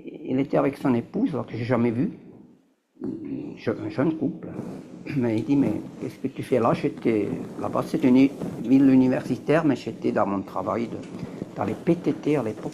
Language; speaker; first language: French; native; French